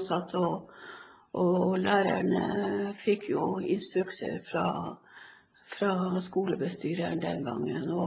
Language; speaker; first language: Norwegian; non-native, local second language; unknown